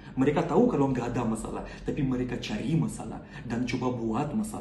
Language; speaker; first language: Indonesian; non-native, learner; Russian